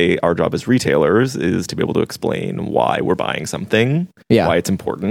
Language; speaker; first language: English; native; English